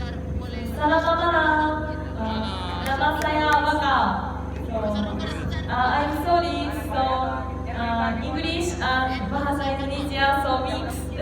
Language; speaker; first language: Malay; non-native, learner; Japanese